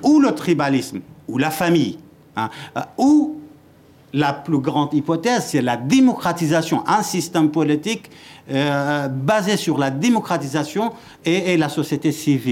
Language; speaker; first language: French; non-native, fluent; Kurdish